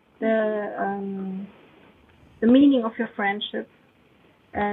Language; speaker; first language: English; non-native, learner; German